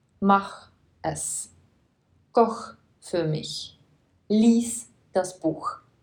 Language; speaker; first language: German; non-native, fluent; Czech